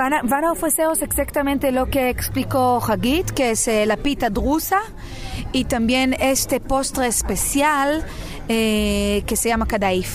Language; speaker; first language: Spanish; non-native, fluent; Hebrew